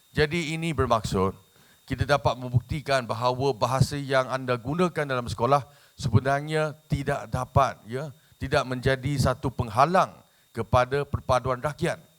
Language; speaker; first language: Malay; non-native, local second language; Chinese